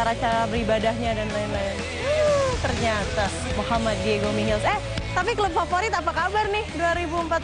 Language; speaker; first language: Indonesian; native; Indonesian